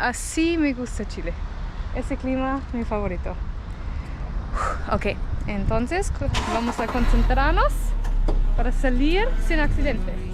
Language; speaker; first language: Spanish; non-native, fluent; German